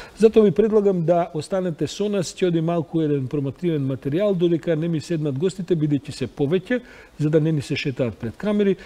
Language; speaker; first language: Macedonian; native; Macedonian